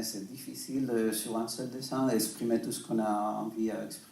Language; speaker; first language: French; non-native, fluent; Spanish